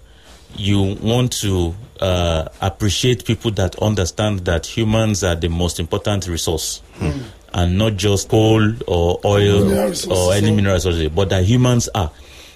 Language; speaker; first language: English; non-native, local second language; Yoruba